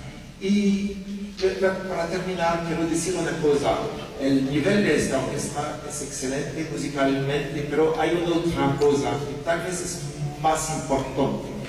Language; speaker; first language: Spanish; non-native, fluent; French